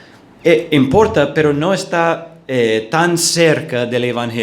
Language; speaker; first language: Spanish; non-native, fluent; English